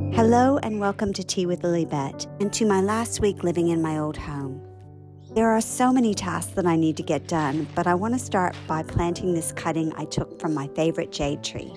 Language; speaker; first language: English; native; English